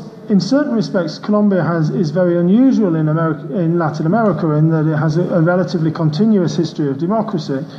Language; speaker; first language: English; native; English